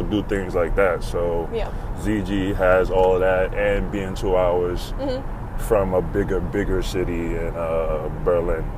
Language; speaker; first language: English; native; English